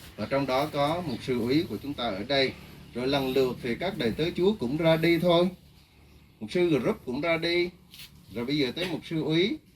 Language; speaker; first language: Vietnamese; non-native, local second language; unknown